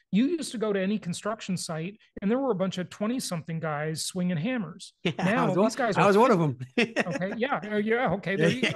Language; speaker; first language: English; native; English